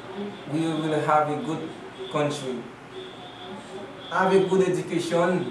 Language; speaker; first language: English; non-native, learner; Haitian Creole